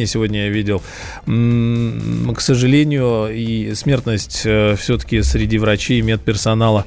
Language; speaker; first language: Russian; native; Russian